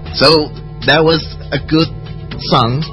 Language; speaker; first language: English; non-native, fluent; Indonesian